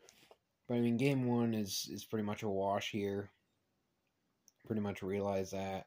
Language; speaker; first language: English; native; English